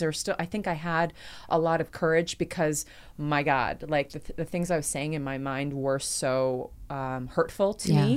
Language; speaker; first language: English; native; English